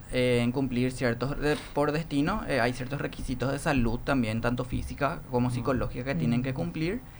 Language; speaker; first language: Spanish; native; Spanish